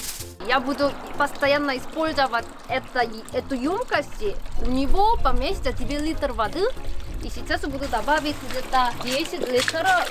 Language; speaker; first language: Russian; non-native, learner; Korean